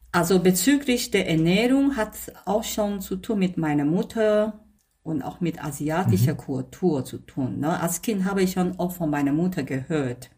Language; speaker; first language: German; non-native, fluent; Chinese